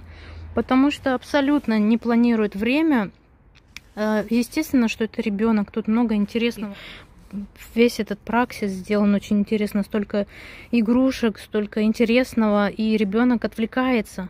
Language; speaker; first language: Russian; native; Russian